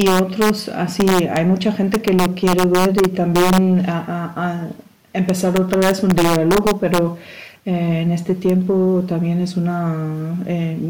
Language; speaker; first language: Spanish; non-native, fluent; German